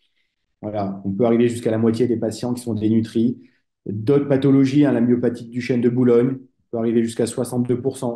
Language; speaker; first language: French; native; French